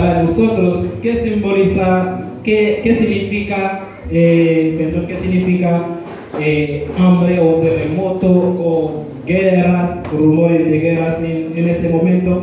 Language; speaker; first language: Spanish; non-native, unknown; Haitian Creole